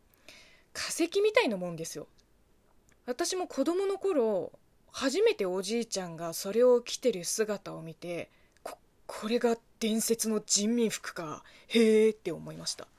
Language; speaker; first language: Japanese; non-native, fluent; Chinese